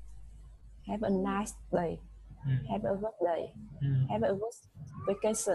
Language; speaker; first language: English; non-native, learner; Vietnamese